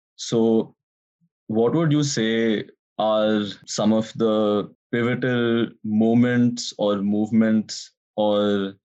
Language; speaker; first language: English; non-native, local second language; Hindi